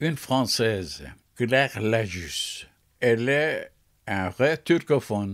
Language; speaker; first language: French; non-native, fluent; Turkish